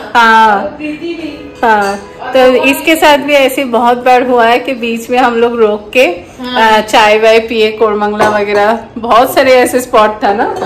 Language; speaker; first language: Hindi; non-native, local second language; Bangla